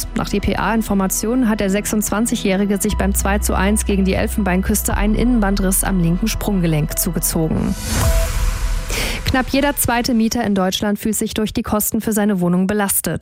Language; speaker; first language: German; native; German